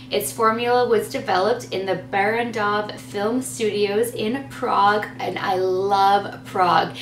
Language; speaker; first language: English; native; English